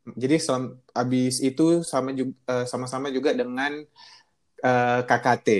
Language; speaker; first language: Indonesian; native; Indonesian